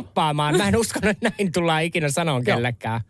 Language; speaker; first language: Finnish; native; Finnish